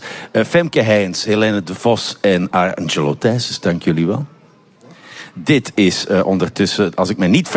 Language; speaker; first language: Dutch; native; Dutch